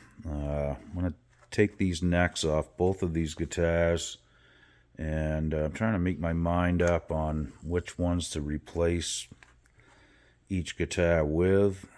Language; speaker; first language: English; native; English